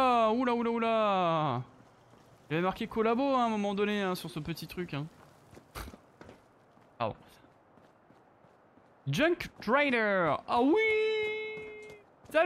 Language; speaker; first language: French; native; French